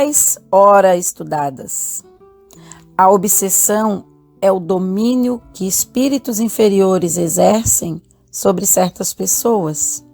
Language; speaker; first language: Portuguese; native; Portuguese